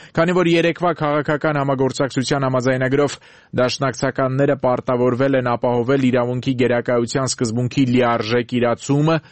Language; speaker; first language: Armenian; native; Armenian